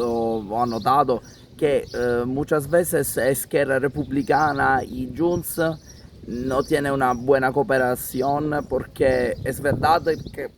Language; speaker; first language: Spanish; non-native, fluent; Italian